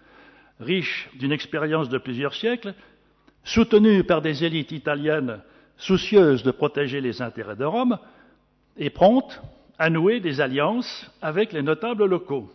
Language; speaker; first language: French; native; French